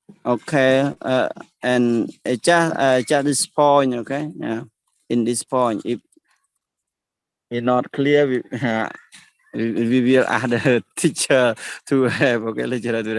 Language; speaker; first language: English; non-native, learner; Khmer